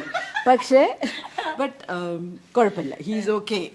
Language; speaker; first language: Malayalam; non-native, fluent; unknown